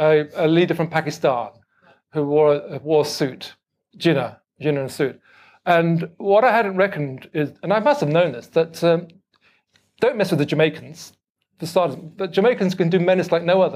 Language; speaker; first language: English; native; English